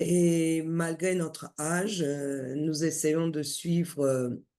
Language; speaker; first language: French; non-native, fluent; Turkish